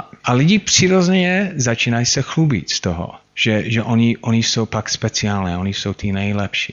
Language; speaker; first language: Czech; non-native, fluent; English